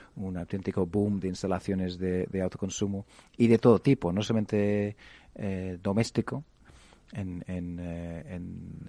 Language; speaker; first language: Spanish; non-native, fluent; English